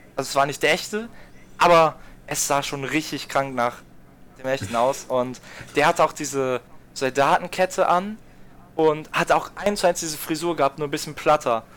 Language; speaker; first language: German; native; German